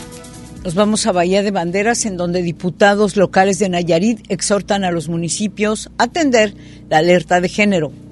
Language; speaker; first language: Spanish; native; Spanish